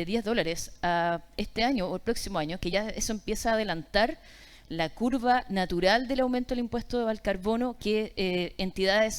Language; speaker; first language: Spanish; native; Spanish